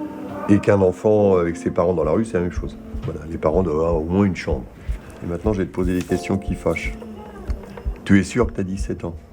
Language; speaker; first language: French; native; French